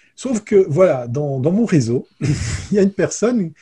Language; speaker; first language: French; native; French